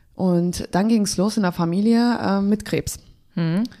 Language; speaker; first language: German; early bilingual, other home language; Polish